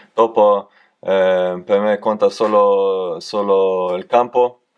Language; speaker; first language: Italian; non-native, learner; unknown